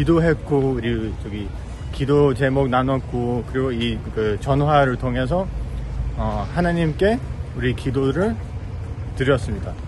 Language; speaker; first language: Korean; non-native, fluent; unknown